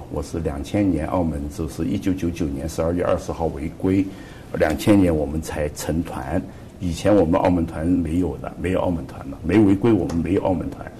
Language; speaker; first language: Chinese; non-native, local second language; Cantonese